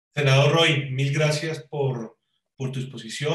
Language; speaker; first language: Spanish; native; Spanish